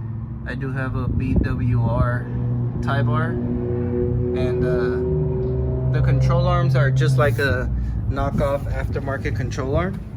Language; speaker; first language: English; native; English